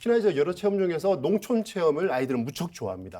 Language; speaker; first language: Korean; native; Korean